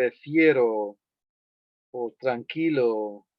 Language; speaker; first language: Spanish; non-native, fluent; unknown